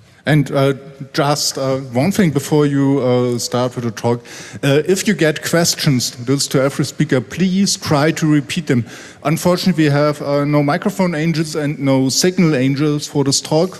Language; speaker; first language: English; non-native, fluent; German